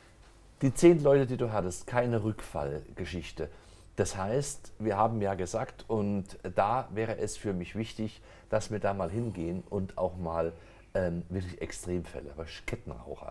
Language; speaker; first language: German; native; German